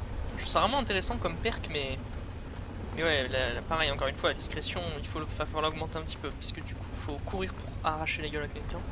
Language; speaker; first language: French; native; French